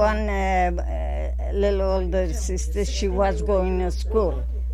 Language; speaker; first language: English; non-native, learner; Armenian